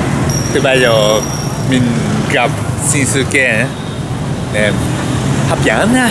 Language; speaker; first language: Vietnamese; non-native, learner; Japanese